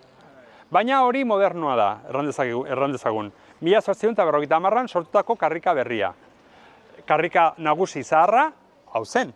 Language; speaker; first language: Basque; native; Basque